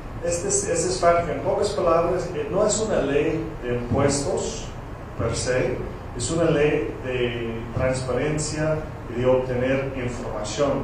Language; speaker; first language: Spanish; non-native, fluent; English